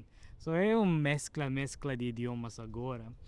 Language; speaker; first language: Spanish; non-native, learner; Chavacano